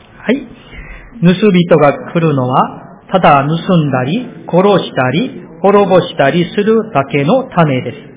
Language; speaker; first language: Japanese; non-native, fluent; Korean